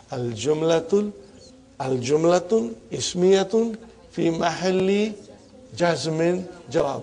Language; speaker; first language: Arabic; non-native, fluent; English